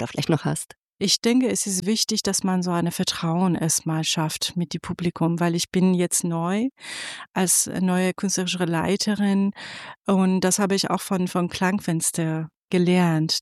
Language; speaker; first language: German; non-native, fluent; Persian